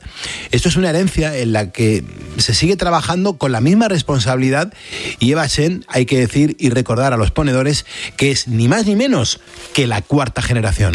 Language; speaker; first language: Spanish; native; Spanish